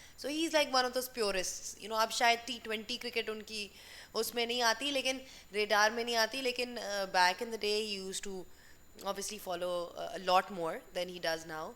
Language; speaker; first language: Urdu; native; Urdu